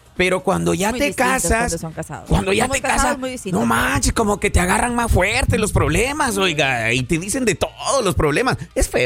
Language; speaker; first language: Spanish; native; Spanish